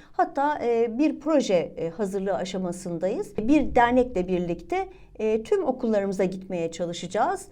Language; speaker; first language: Turkish; native; Turkish